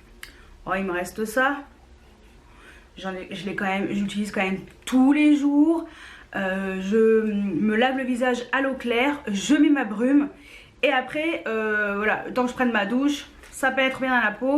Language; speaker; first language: French; native; French